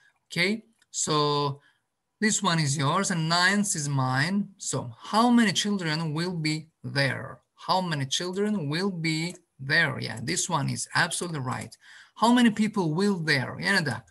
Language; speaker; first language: English; non-native, fluent; Azerbaijani